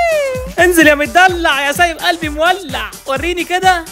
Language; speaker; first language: Arabic; native; Arabic